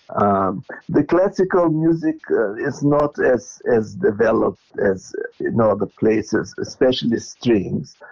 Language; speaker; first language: English; non-native, fluent; Portuguese